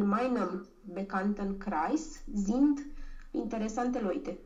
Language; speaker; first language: German; non-native, learner; Romanian